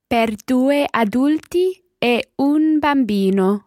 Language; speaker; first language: Italian; non-native, learner; English